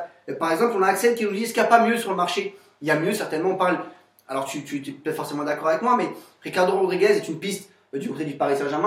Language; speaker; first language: French; native; French